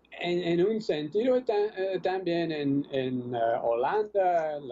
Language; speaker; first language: Spanish; non-native, fluent; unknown